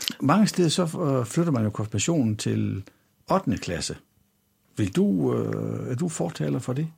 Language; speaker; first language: Danish; native; Danish